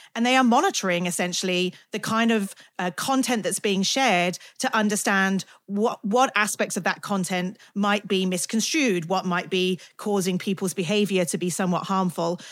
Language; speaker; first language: English; native; English